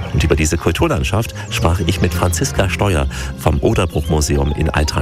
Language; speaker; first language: German; native; German